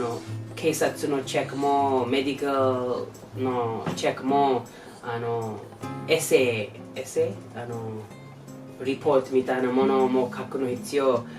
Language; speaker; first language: Japanese; non-native, learner; English